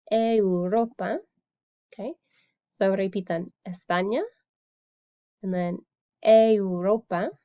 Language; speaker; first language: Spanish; non-native, fluent; English